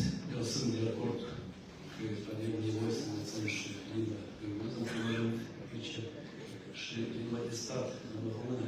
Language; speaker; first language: Romanian; non-native, local second language; Gagauz